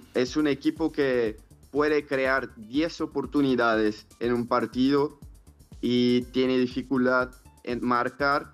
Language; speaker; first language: Spanish; non-native, fluent; Portuguese